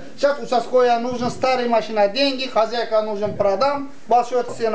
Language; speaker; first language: Russian; non-native, learner; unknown